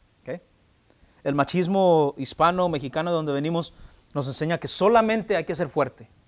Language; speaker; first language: Spanish; early bilingual, heritage; Spanish